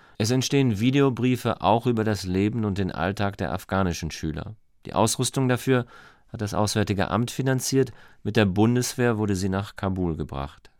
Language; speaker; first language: German; native; German